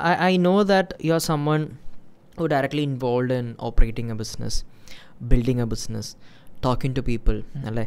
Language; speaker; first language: English; non-native, local second language; Malayalam